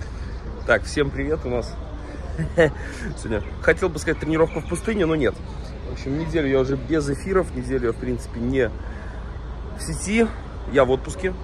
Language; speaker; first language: Russian; native; Russian